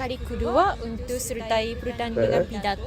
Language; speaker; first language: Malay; non-native, fluent; Japanese